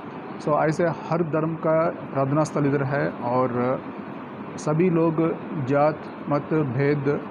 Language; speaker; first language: Hindi; non-native, local second language; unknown